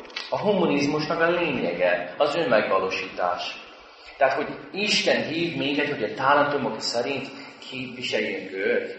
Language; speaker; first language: Hungarian; non-native, fluent; English